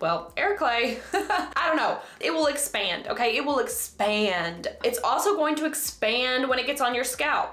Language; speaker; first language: English; native; English